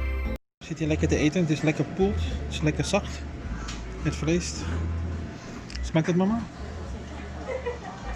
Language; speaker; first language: Dutch; native; Dutch